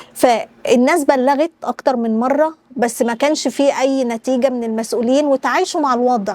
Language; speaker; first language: Arabic; native; Arabic